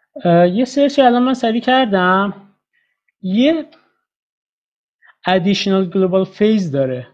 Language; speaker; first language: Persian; native; Persian